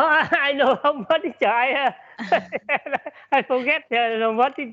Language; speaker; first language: English; non-native, learner; Vietnamese